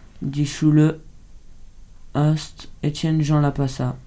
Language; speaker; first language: German; non-native, learner; French